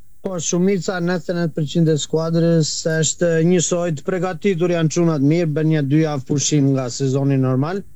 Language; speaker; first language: Albanian; early bilingual, heritage; Albanian